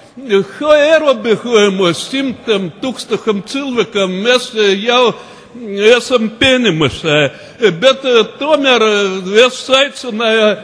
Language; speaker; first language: Latvian; non-native, local second language; Russian